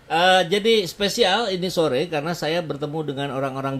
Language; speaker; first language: Indonesian; native; Indonesian